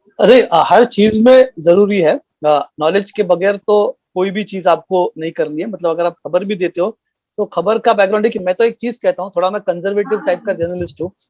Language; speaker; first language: Hindi; non-native, local second language; Marathi